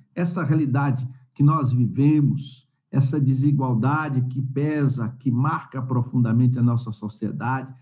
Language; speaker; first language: Portuguese; native; Portuguese